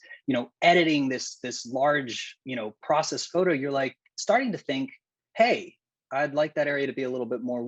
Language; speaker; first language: English; native; English